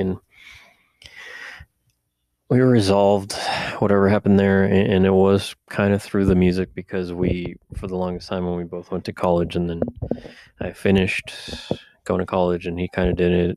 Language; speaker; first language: English; early bilingual, other home language; Spanish